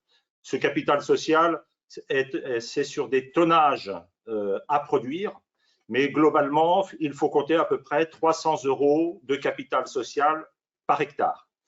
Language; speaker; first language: French; native; French